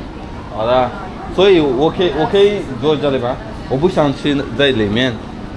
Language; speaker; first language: Chinese; non-native, learner; Rundi